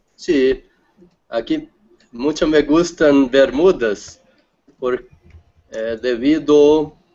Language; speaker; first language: Spanish; non-native, learner; Portuguese